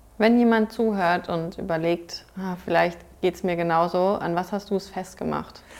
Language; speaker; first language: German; native; German